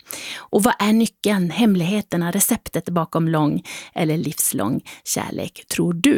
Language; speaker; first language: Swedish; native; Swedish